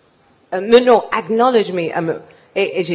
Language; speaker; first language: French; non-native, learner; English